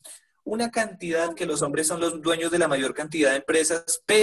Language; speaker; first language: Spanish; native; Spanish